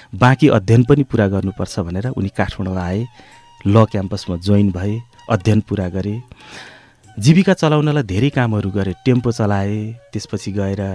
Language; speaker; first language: Nepali; native; Nepali